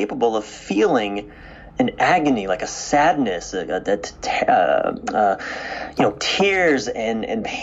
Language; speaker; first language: English; native; English